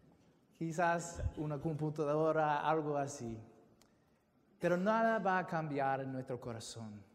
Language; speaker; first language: Spanish; non-native, fluent; English